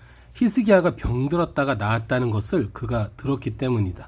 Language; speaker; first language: Korean; native; Korean